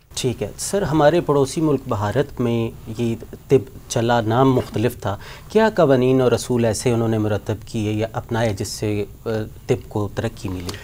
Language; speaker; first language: Urdu; native; Urdu